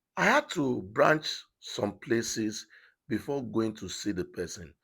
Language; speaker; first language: English; non-native, local second language; Yoruba